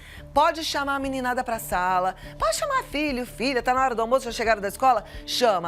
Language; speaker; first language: Portuguese; native; Portuguese